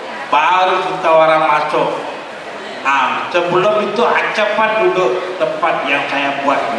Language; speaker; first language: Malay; non-native, local second language; Tamil